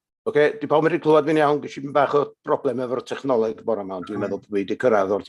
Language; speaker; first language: Welsh; native; Welsh